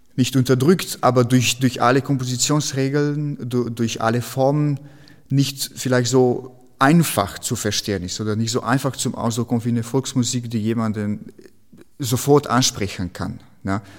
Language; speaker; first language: German; non-native, fluent; Slovenian